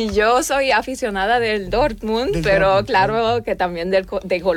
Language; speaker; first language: Spanish; non-native, fluent; German